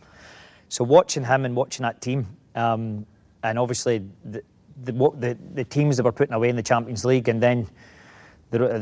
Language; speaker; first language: English; native; English